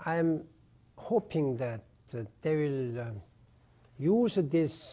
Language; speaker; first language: English; non-native, fluent; Korean